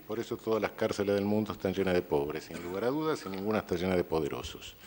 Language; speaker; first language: Spanish; native; Spanish